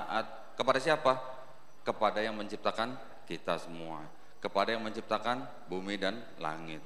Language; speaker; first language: Indonesian; native; Indonesian